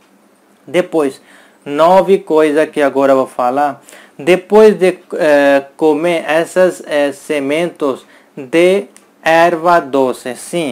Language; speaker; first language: Portuguese; non-native, learner; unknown